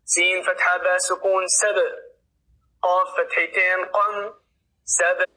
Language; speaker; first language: Arabic; non-native, fluent; Oromo